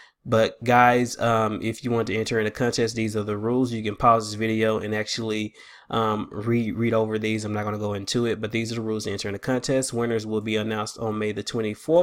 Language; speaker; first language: English; native; English